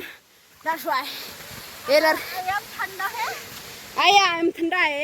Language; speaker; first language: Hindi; non-native, learner; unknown